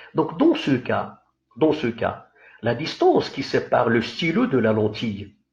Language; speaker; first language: French; non-native, local second language; Arabic